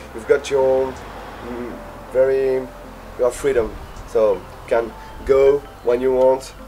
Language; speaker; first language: English; non-native, learner; French